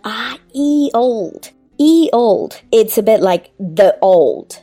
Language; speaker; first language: English; non-native, fluent; Chinese